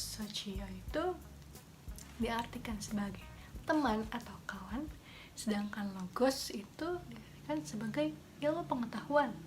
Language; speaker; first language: Indonesian; native; Indonesian